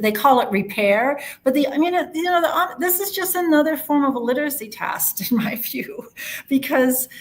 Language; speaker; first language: English; native; English